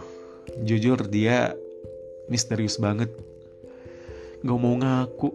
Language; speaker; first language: Indonesian; native; Indonesian